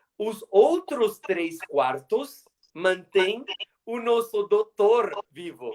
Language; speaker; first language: Portuguese; non-native, fluent; Spanish